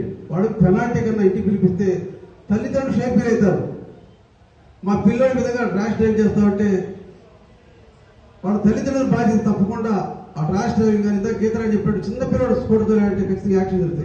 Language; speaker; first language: Telugu; native; Telugu